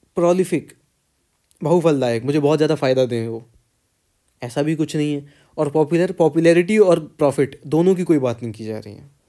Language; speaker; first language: Hindi; native; Hindi